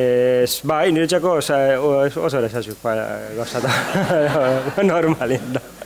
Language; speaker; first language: Basque; non-native, learner; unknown